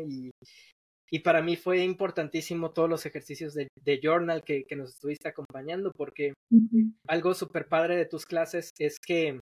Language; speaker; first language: Spanish; native; Spanish